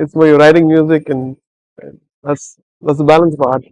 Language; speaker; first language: English; non-native, local second language; Tamil